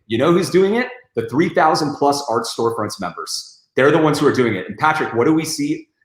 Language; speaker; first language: English; native; English